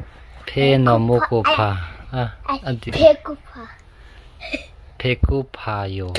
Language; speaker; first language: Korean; non-native, learner; Mizo